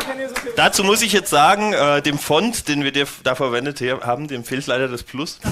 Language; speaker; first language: German; native; German